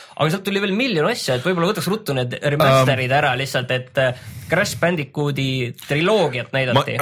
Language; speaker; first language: Estonian; native; Estonian